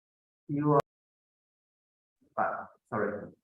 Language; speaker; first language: English; non-native, fluent; Indonesian